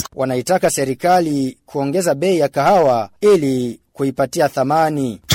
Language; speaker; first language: Swahili; non-native, local second language; Rundi